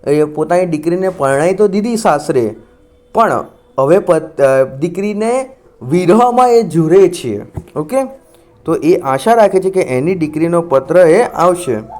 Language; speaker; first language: Gujarati; non-native, local second language; Marathi